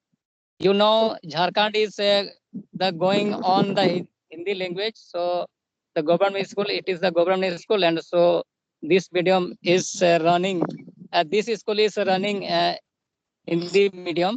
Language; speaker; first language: English; non-native, learner; Santali